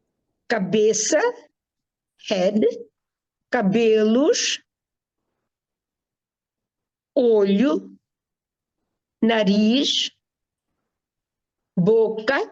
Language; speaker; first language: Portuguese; non-native, fluent; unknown